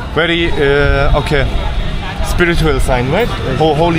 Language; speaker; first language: English; non-native, learner; Turkish